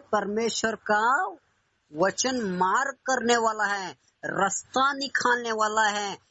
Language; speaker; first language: Hindi; non-native, local second language; Kannada